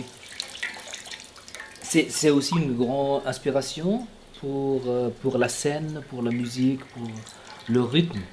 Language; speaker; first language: French; non-native, fluent; German